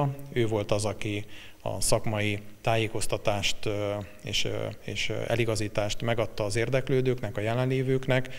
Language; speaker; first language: Hungarian; native; Hungarian